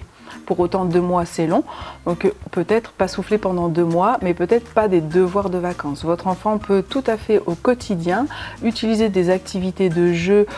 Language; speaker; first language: French; native; French